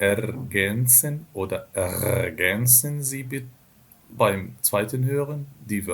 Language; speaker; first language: German; non-native, fluent; Arabic